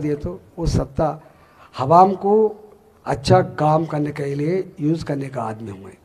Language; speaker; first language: Hindi; non-native, local second language; Telugu